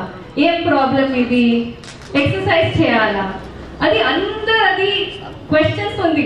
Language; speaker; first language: Telugu; non-native, learner; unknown